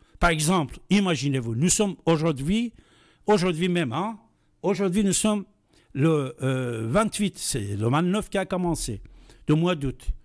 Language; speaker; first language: French; non-native, fluent; Persian